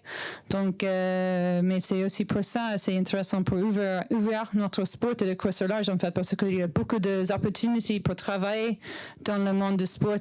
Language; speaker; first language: French; non-native, learner; English